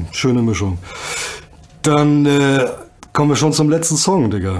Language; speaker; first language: German; native; German